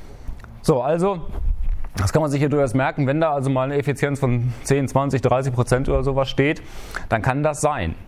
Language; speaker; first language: German; native; German